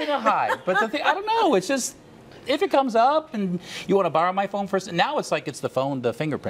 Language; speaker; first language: English; native; English